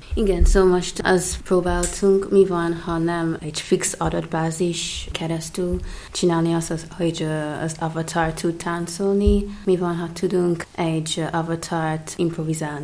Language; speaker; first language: Hungarian; non-native, fluent; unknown